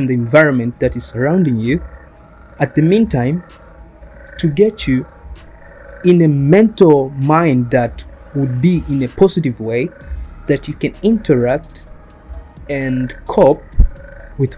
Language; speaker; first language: English; non-native, local second language; Swahili